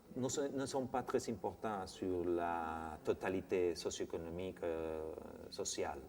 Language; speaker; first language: French; non-native, fluent; Spanish